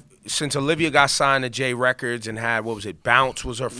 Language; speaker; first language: English; native; English